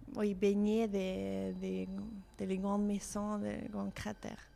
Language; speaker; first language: French; non-native, fluent; Spanish